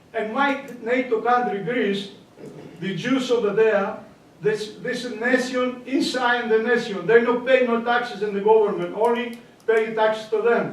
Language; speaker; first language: English; non-native, learner; Greek